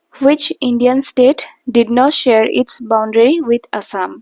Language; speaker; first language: English; non-native, local second language; Assamese